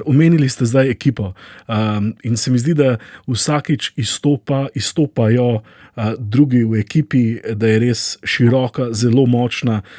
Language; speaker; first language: Slovenian; native; Slovenian